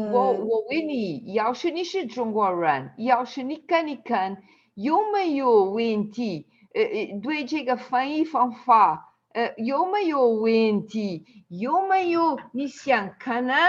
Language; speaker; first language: Chinese; non-native, learner; Portuguese